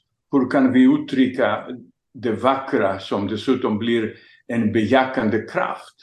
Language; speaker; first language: Swedish; non-native, fluent; Greek